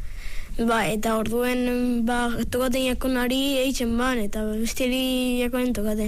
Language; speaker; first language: Basque; native; Basque